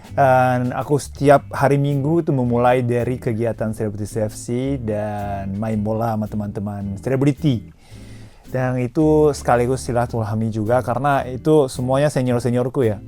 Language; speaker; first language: Indonesian; non-native, fluent; Japanese